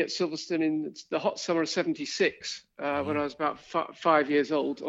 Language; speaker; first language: English; native; English